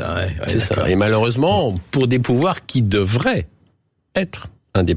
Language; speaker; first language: French; native; French